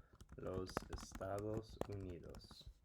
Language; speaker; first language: Spanish; non-native, fluent; English